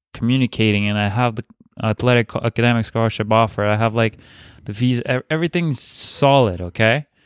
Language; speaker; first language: English; non-native, fluent; Bulgarian